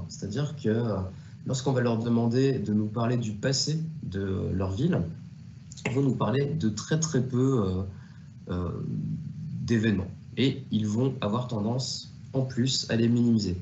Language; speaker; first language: French; native; French